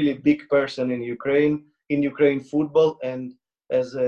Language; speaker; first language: English; non-native, learner; Ukrainian